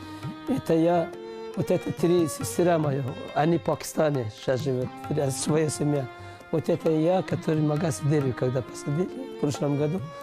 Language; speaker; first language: Russian; non-native, learner; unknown